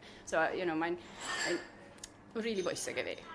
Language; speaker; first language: Welsh; non-native, learner; English